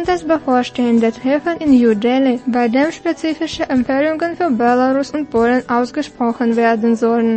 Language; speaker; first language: German; non-native, fluent; Russian